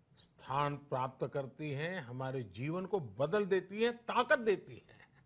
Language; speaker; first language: Hindi; non-native, local second language; Gujarati